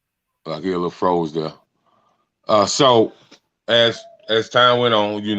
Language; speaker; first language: English; native; English